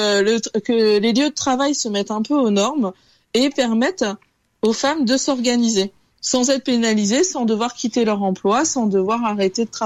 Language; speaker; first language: French; native; French